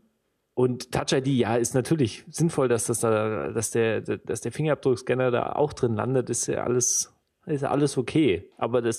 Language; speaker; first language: German; native; German